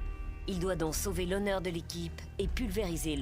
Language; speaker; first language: French; native; French